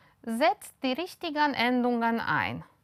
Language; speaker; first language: German; non-native, fluent; Romanian